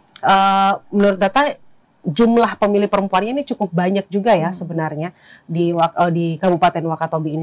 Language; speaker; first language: Indonesian; native; Indonesian